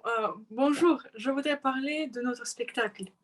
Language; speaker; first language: French; non-native, learner; Russian